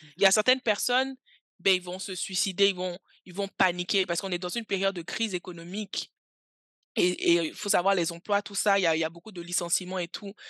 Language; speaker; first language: French; early bilingual, other home language; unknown